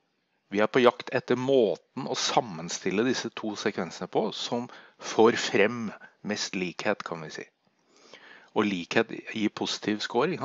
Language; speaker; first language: Norwegian; native; Norwegian